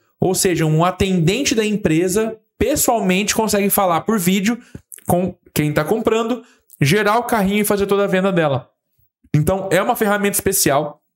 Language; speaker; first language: Portuguese; native; Portuguese